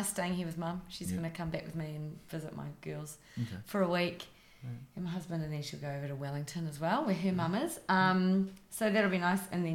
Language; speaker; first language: English; native; English